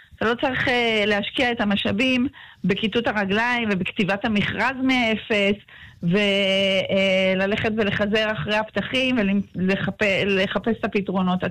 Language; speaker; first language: Hebrew; native; Hebrew